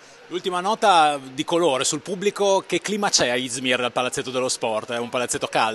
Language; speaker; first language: Italian; native; Italian